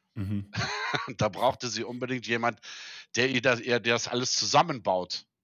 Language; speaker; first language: German; early bilingual, heritage; German